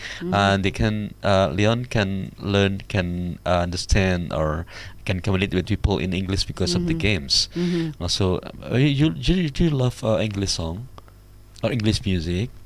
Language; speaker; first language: English; non-native, learner; Indonesian